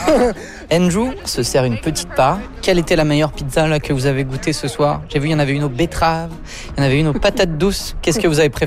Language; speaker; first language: French; native; French